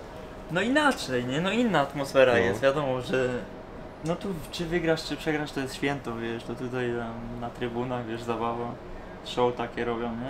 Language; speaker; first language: Polish; native; Polish